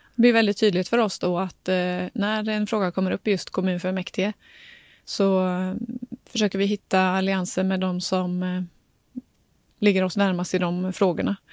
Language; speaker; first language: Swedish; native; Swedish